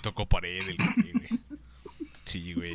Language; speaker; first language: Spanish; native; Spanish